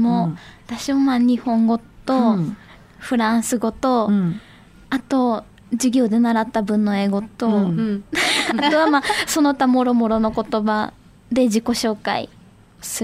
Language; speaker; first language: Japanese; native; Japanese